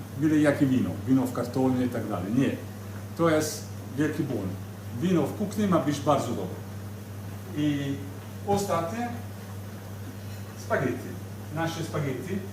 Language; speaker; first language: Polish; non-native, learner; Italian